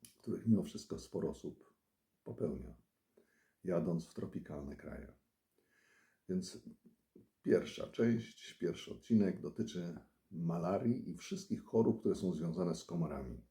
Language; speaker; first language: Polish; native; Polish